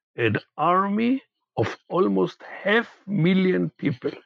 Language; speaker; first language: English; non-native, fluent; Hebrew